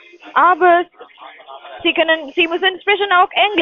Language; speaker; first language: German; non-native, learner; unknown